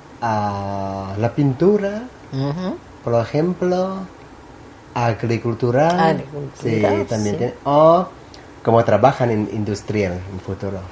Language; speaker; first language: Spanish; non-native, learner; Thai